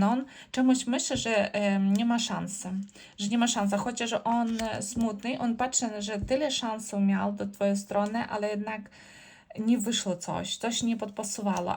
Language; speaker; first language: Polish; non-native, learner; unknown